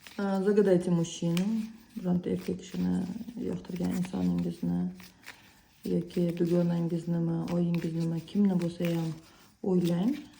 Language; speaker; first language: Uzbek; non-native, fluent; Russian